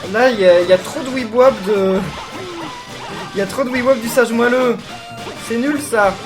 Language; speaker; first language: French; native; French